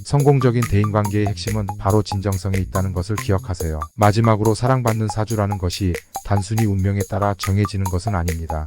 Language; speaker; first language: Korean; native; Korean